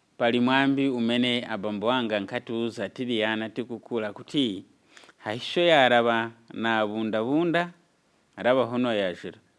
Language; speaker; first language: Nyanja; non-native, fluent; Nyankole